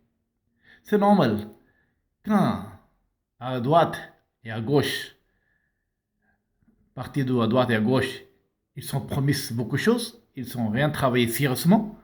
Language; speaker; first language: French; non-native, learner; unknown